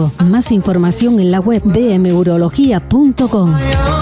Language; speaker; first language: Spanish; native; Spanish